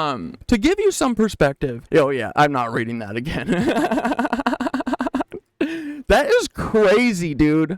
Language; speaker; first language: English; native; English